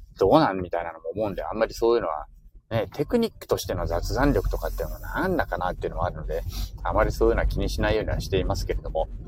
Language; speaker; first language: Japanese; native; Japanese